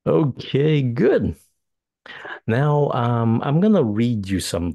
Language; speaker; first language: English; non-native, fluent; Vietnamese